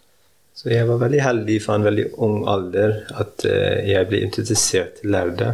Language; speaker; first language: Norwegian; early bilingual, heritage; Norwegian